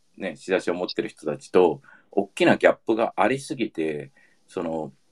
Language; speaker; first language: Japanese; early bilingual, heritage; Japanese